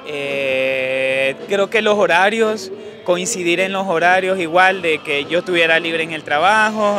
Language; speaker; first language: Spanish; native; Spanish